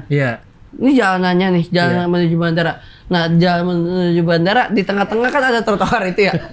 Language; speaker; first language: Indonesian; native; Indonesian